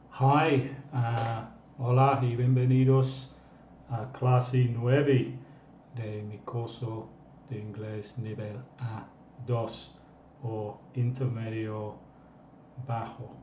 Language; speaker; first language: Spanish; non-native, fluent; English